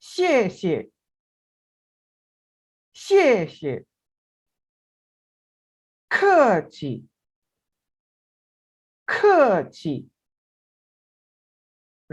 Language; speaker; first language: Chinese; non-native, fluent; Urdu